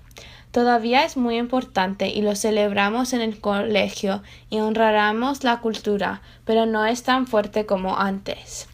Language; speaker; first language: Spanish; non-native, learner; English